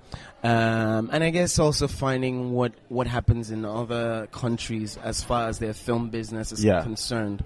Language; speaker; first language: English; non-native, local second language; Igbo